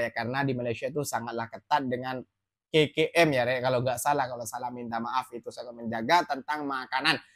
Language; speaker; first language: Indonesian; native; Indonesian